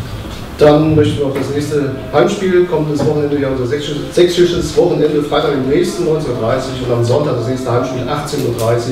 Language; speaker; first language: German; native; German